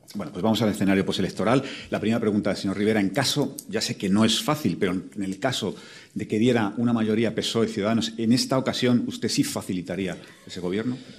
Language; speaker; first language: Spanish; native; Spanish